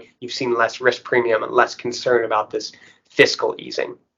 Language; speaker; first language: English; native; English